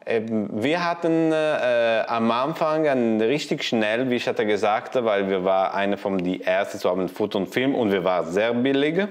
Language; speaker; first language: German; non-native, learner; Italian